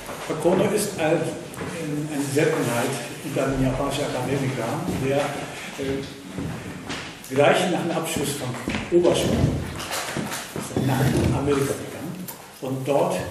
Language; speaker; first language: German; non-native, fluent; Japanese